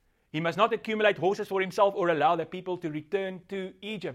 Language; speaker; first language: English; non-native, local second language; Afrikaans